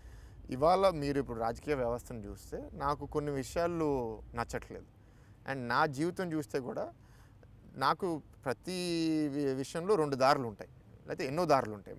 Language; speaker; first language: Telugu; native; Telugu